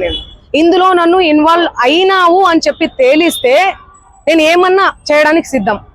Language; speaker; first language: Telugu; non-native, local second language; Lambadi